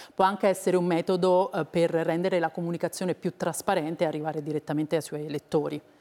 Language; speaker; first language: Italian; native; Italian